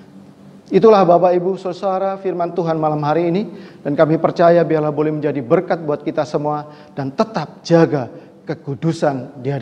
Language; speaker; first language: Indonesian; native; Indonesian